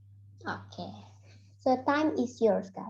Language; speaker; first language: English; non-native, fluent; Indonesian